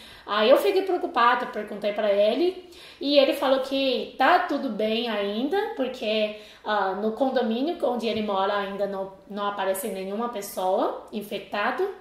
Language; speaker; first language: Portuguese; non-native, fluent; Chinese